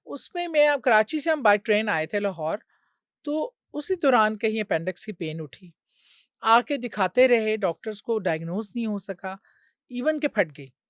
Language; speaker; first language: Urdu; native; Urdu